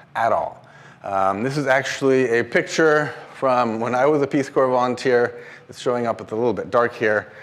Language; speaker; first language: English; native; English